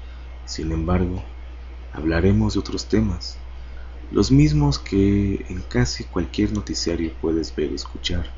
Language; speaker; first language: Spanish; native; Spanish